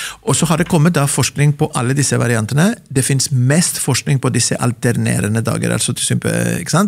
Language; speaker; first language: Norwegian; non-native, fluent; Greek